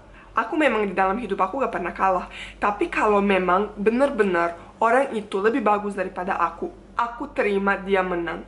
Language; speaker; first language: Indonesian; non-native, fluent; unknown